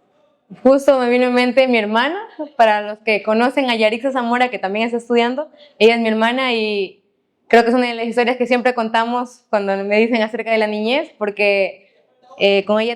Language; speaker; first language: Spanish; native; Spanish